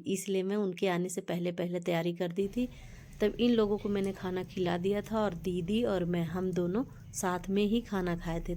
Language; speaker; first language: Hindi; native; Hindi